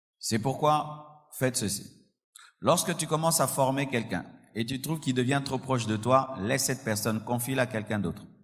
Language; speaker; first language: French; non-native, local second language; Lingala